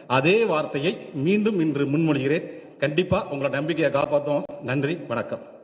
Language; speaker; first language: Tamil; native; Tamil